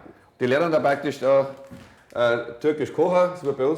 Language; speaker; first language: German; native; German